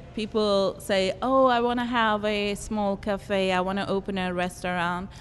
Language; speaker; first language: English; non-native, fluent; Turkish